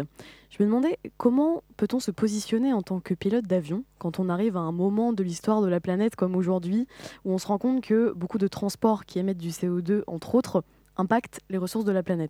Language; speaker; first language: French; native; French